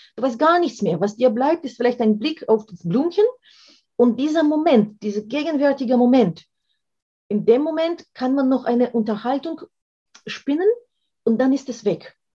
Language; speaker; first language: German; non-native, fluent; Russian